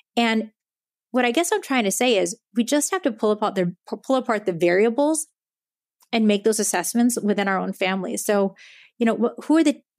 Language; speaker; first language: English; early bilingual, other home language; Japanese